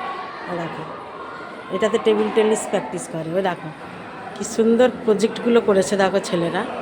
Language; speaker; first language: Bangla; native; Bangla